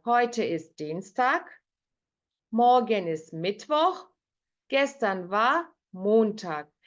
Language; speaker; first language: German; non-native, fluent; Turkish